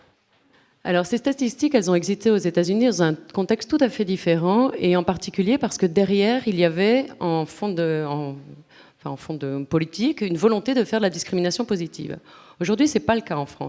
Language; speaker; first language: French; native; French